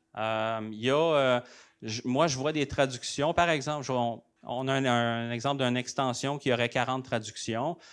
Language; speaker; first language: French; native; French